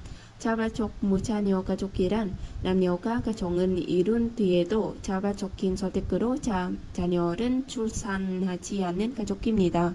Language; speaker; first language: Korean; non-native, fluent; Vietnamese